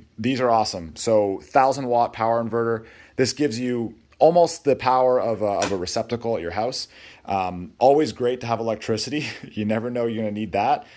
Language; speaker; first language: English; native; English